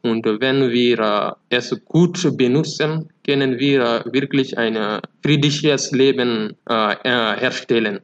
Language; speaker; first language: German; non-native, fluent; Fula